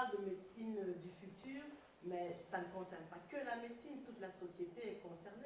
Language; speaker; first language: French; native; French